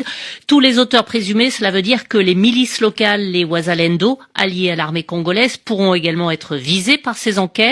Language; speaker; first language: French; native; French